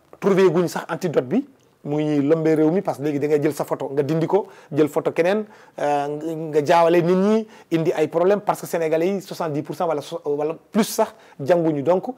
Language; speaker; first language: Wolof; non-native, local second language; Fula